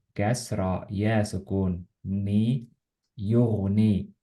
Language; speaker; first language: Arabic; non-native, learner; Estonian